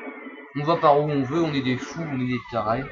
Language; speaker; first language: French; native; French